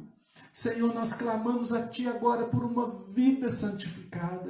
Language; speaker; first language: Portuguese; native; Portuguese